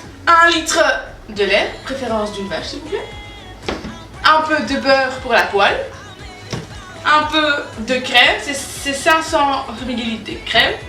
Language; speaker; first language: French; non-native, learner; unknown